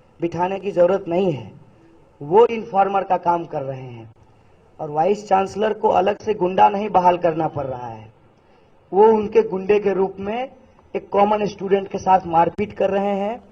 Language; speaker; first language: Hindi; native; Hindi